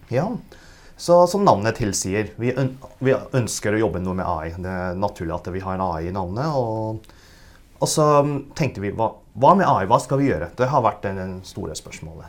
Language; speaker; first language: Norwegian; early bilingual, other home language; Cantonese